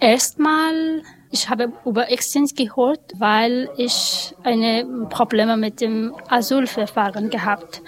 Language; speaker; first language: German; non-native, learner; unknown